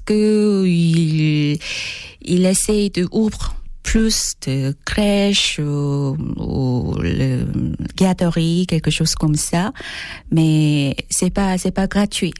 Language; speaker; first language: French; non-native, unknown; Korean